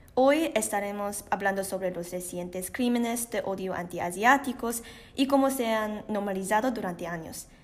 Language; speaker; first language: Spanish; non-native, learner; Korean